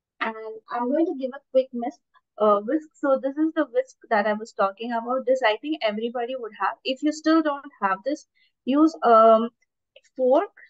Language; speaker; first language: English; non-native, local second language; Tamil